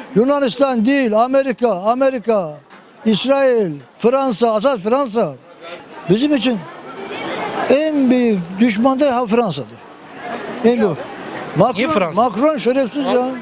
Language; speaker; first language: Turkish; native; Turkish